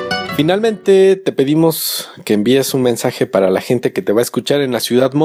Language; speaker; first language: Spanish; native; Spanish